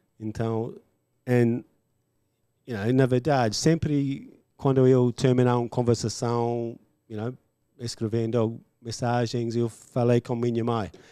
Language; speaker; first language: Portuguese; non-native, learner; English